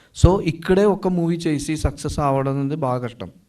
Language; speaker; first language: Telugu; non-native, learner; Malayalam